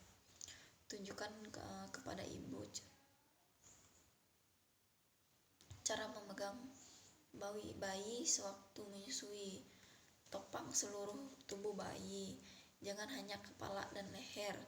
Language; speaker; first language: Indonesian; native; Indonesian